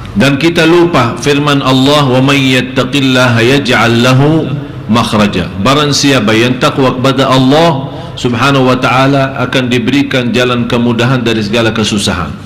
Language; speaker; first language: Malay; non-native, fluent; Arabic